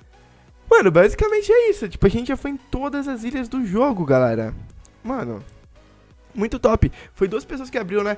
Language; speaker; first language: Portuguese; native; Portuguese